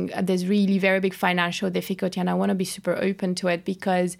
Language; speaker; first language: English; non-native, fluent; Bulgarian